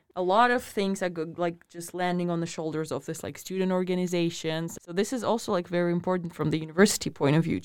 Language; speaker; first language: English; non-native, fluent; Russian